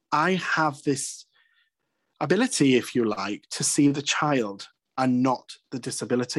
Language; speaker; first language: English; native; English